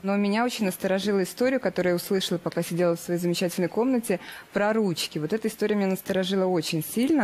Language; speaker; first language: Russian; native; Russian